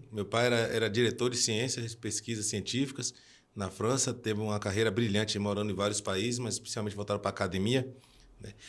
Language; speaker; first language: Portuguese; early bilingual, heritage; Portuguese